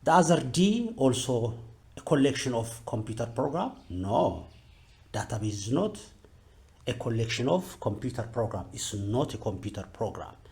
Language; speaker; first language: English; non-native, local second language; Amharic